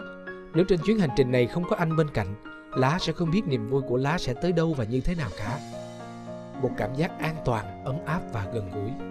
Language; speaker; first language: Vietnamese; native; Vietnamese